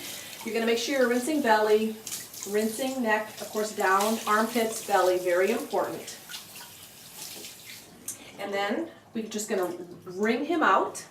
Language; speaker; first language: English; native; English